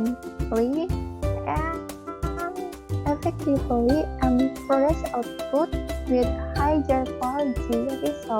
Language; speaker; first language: English; non-native, learner; Indonesian